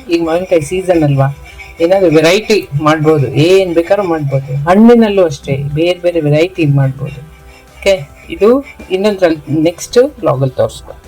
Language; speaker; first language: Kannada; native; Kannada